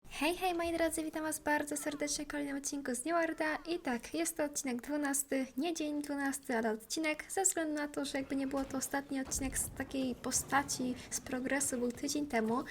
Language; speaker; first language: Polish; native; Polish